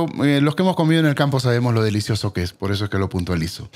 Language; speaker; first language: Spanish; native; Spanish